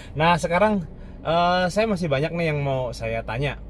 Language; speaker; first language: Indonesian; native; Indonesian